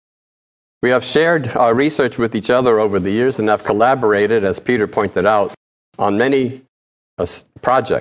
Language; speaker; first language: English; early bilingual, other home language; Polish